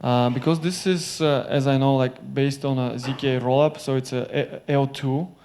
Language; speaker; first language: English; non-native, fluent; Bulgarian